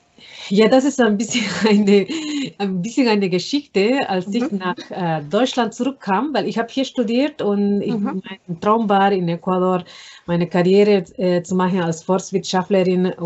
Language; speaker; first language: German; non-native, fluent; Spanish